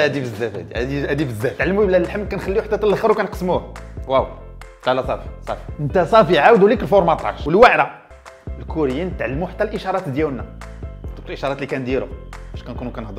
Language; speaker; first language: Arabic; native; Arabic